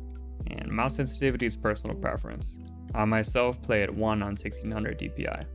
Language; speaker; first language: English; native; English